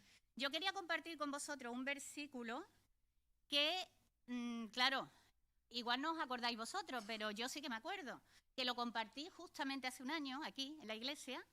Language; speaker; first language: Spanish; native; Spanish